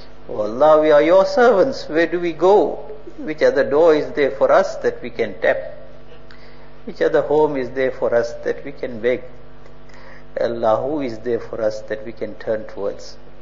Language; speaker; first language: English; native; English